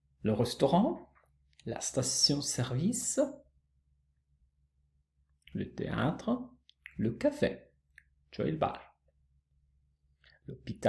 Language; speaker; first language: French; non-native, fluent; Italian